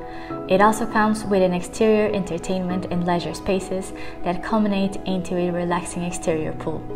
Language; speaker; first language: English; non-native, fluent; Portuguese